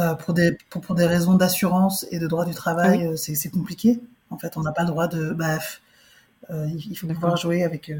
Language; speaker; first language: French; early bilingual, other home language; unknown